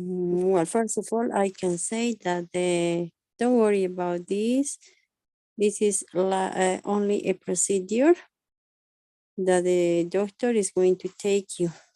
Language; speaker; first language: English; non-native, learner; Spanish